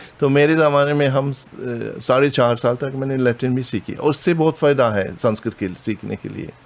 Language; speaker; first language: Hindi; non-native, fluent; German